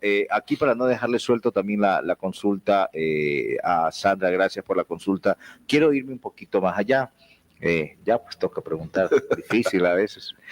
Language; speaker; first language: Spanish; native; Spanish